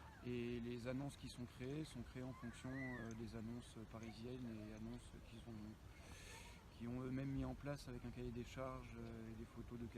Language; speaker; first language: French; native; French